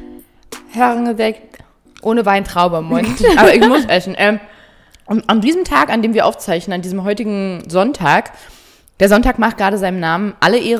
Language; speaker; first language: German; native; German